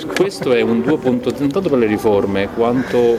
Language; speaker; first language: Italian; native; Italian